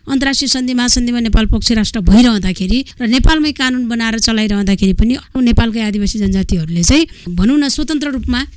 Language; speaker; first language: Nepali; non-native, local second language; Gurung